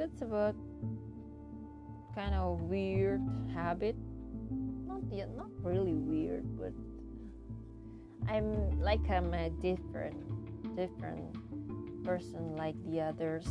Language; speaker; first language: English; non-native, learner; Indonesian